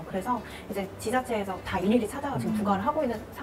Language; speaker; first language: Korean; native; Korean